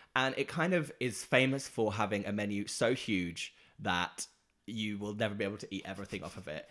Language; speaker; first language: English; native; English